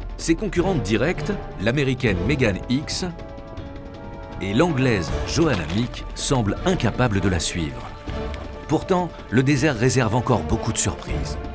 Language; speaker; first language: French; native; French